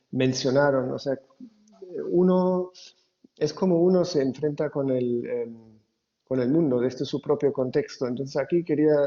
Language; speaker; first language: Spanish; non-native, fluent; German